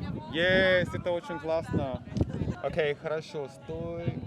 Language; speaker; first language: Russian; non-native, learner; English